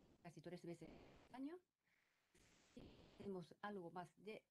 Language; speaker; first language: Spanish; non-native, fluent; Japanese